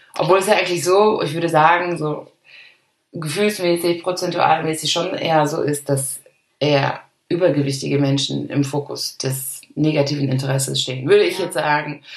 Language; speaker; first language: German; early bilingual, other home language; Arabic